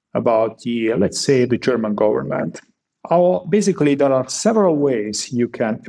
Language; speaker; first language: English; non-native, fluent; Italian